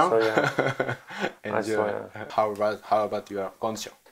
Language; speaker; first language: English; non-native, learner; Japanese